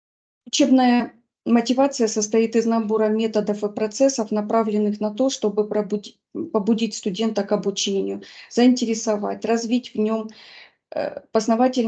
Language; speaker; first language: Russian; native; Russian